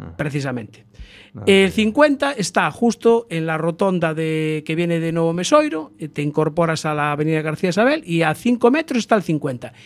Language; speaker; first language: Spanish; native; Spanish